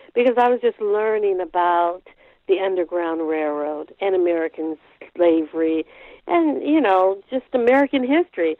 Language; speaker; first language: English; native; English